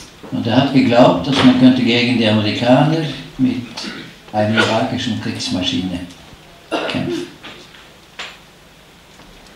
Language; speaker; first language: German; non-native, fluent; Norwegian